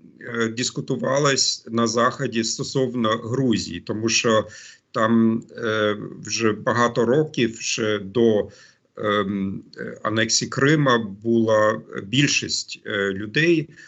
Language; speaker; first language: Ukrainian; non-native, fluent; German